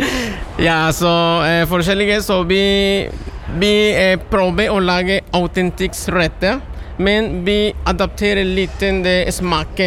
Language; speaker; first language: Norwegian; non-native, learner; Spanish